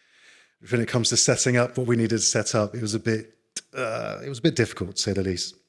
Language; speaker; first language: English; native; English